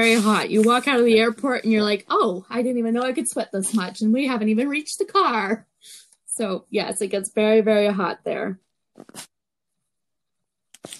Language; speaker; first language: English; native; English